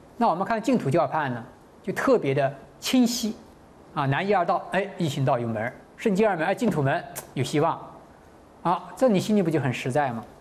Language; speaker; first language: Chinese; native; Chinese